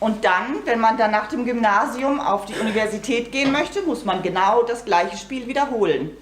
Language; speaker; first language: German; native; German